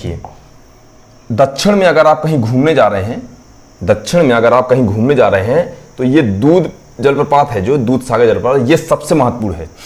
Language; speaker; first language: Hindi; native; Hindi